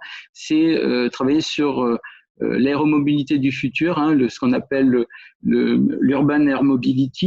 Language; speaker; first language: French; native; French